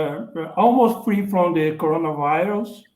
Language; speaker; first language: English; non-native, learner; Portuguese